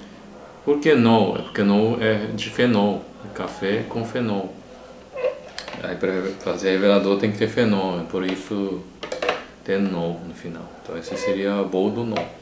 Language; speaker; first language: Portuguese; non-native, fluent; Japanese